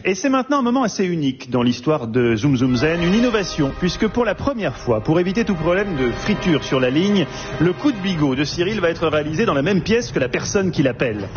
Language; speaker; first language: French; native; French